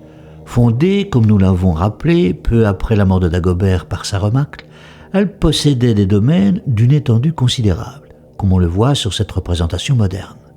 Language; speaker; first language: French; native; French